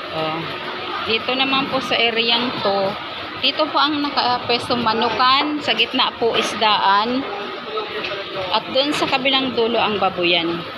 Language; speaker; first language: Filipino; native; Filipino